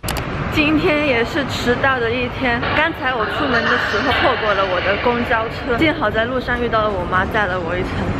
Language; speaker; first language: Chinese; early bilingual, heritage; Chinese